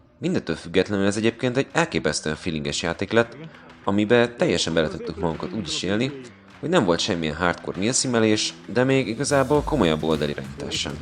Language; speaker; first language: Hungarian; native; Hungarian